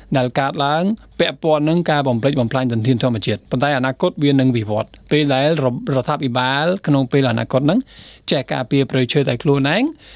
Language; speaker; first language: Khmer; non-native, fluent; Spanish